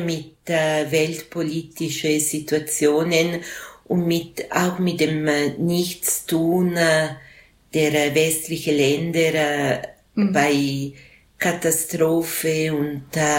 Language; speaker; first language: German; non-native, local second language; Italian